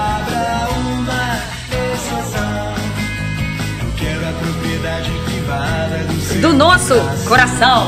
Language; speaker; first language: Portuguese; non-native, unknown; Russian